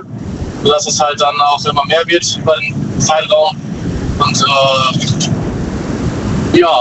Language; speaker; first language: German; native; German